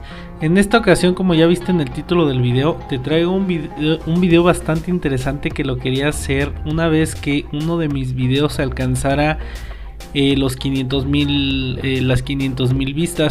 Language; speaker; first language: Spanish; native; Spanish